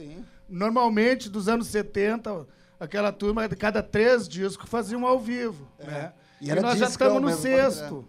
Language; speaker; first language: Portuguese; native; Portuguese